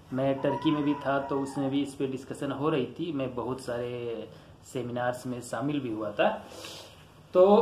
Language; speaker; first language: Hindi; native; Hindi